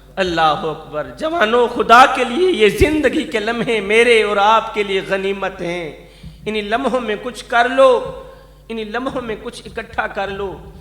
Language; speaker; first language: Urdu; non-native, local second language; Saraiki